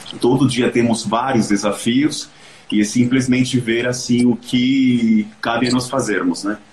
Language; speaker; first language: Portuguese; non-native, fluent; Spanish